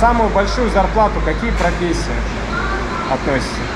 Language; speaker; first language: Russian; native; Russian